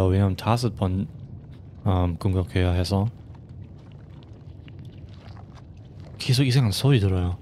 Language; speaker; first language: Korean; non-native, fluent; German